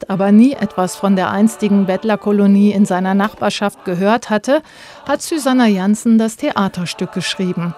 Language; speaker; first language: German; native; German